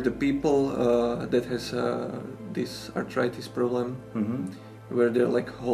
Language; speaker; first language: English; non-native, fluent; Slovak